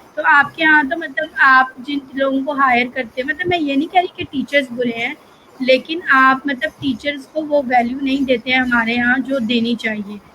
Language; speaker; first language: Urdu; native; Urdu